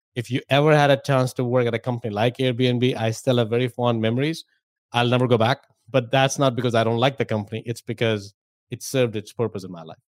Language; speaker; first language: English; non-native, local second language; Hindi